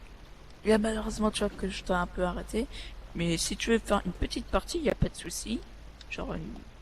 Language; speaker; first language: French; native; French